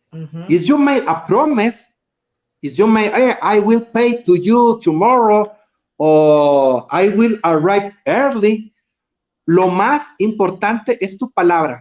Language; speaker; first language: English; non-native, learner; Spanish